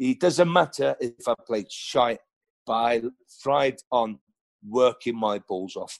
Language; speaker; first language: English; non-native, local second language; Welsh